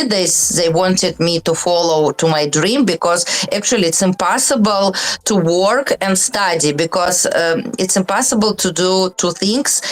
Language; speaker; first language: English; non-native, learner; Russian